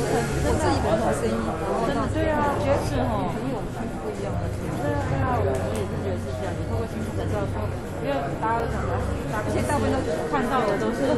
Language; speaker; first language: Chinese; native; Chinese